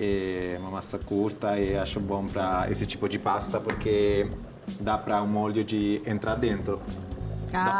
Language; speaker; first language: Portuguese; non-native, fluent; Italian